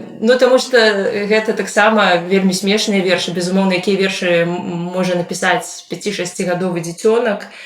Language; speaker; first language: Belarusian; non-native, local second language; Russian